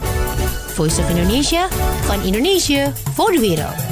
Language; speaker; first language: Dutch; non-native, fluent; Indonesian